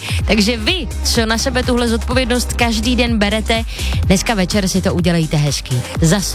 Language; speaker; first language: Czech; native; Czech